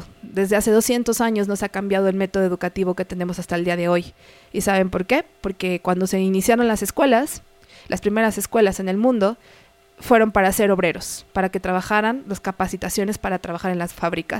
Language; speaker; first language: Spanish; native; Spanish